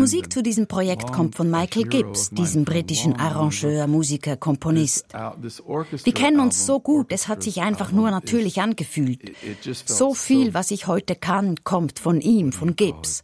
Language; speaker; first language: German; native; German